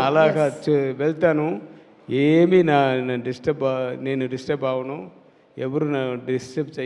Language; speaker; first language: Telugu; non-native, learner; Tamil